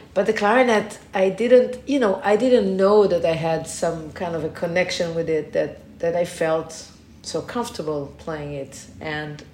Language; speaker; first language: English; non-native, fluent; Hebrew